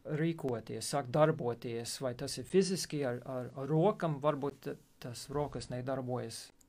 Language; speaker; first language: Latvian; non-native, fluent; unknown